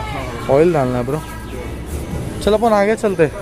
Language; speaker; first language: Hindi; native; Hindi